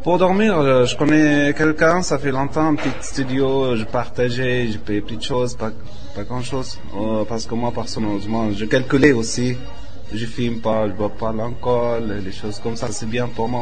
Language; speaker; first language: French; non-native, learner; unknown